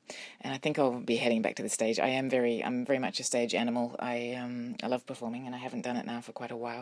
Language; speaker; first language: English; native; English